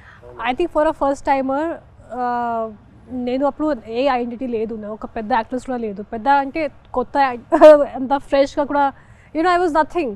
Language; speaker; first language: Telugu; non-native, local second language; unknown